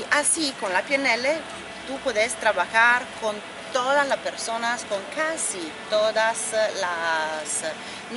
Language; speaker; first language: Spanish; non-native, fluent; Italian